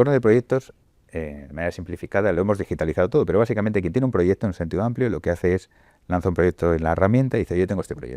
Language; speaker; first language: Spanish; native; Spanish